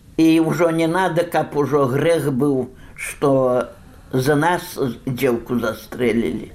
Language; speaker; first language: Belarusian; native; Belarusian